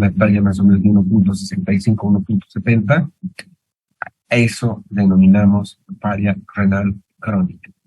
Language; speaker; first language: Spanish; native; Spanish